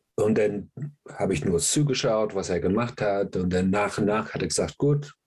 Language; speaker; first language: German; non-native, fluent; English